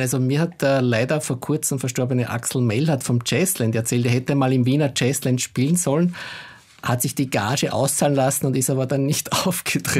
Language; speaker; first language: German; native; German